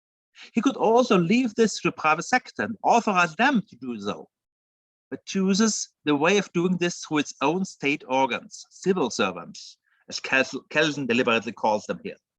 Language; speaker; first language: English; non-native, fluent; German